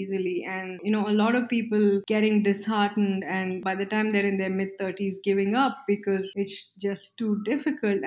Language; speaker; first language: English; non-native, local second language; Kannada